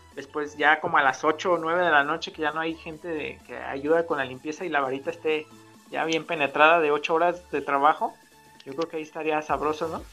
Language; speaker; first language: Spanish; native; Spanish